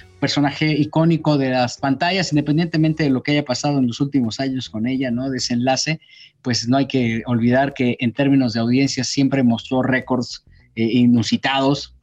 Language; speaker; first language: Spanish; native; Spanish